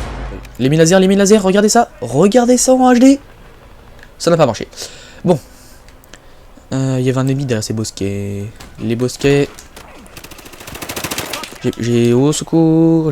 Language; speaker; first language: French; native; French